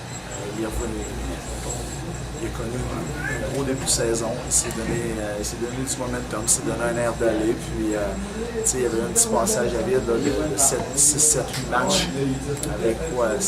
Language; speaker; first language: French; native; French